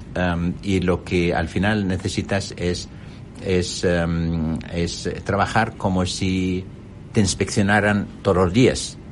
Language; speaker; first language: Spanish; non-native, fluent; Arabic